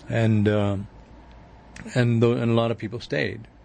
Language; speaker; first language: English; early bilingual, other home language; Spanish